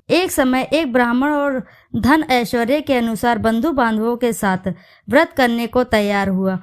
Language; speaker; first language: Hindi; native; Hindi